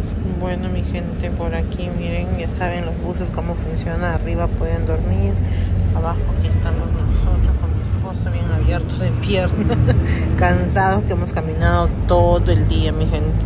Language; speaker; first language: Spanish; native; Spanish